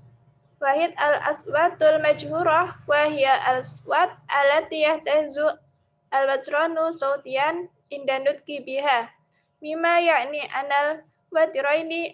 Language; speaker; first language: Arabic; non-native, learner; Indonesian